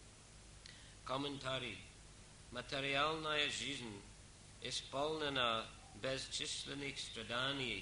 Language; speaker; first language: Russian; non-native, fluent; English